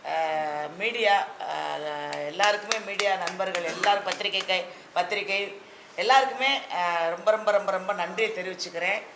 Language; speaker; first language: Tamil; native; Tamil